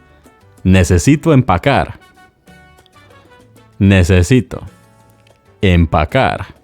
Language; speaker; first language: Spanish; non-native, fluent; English